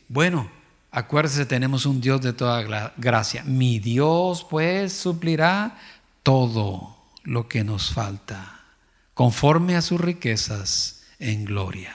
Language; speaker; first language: Spanish; native; Spanish